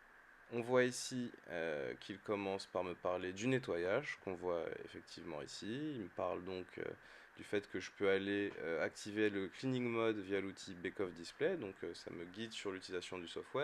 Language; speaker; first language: French; native; French